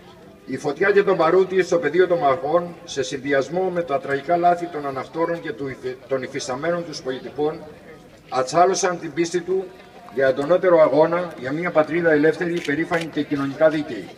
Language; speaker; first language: Greek; native; Greek